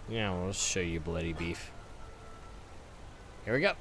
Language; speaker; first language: English; native; English